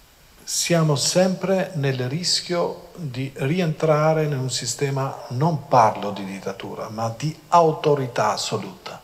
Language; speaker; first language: Italian; non-native, fluent; Albanian